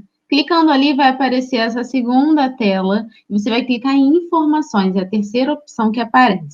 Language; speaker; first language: Portuguese; native; Portuguese